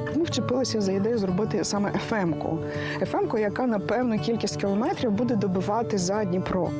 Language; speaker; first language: Ukrainian; native; Ukrainian